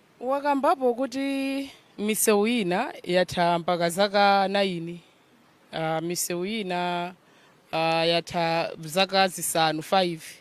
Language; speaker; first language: Nyanja; native; Nyanja